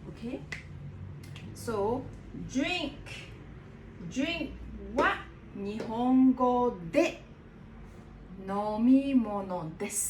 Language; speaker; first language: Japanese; non-native, fluent; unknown